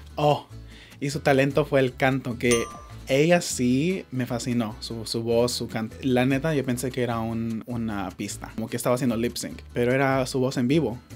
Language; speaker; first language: Spanish; early bilingual, heritage; Spanish